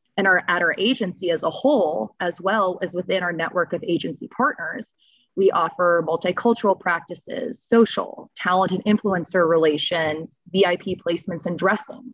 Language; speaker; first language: English; native; English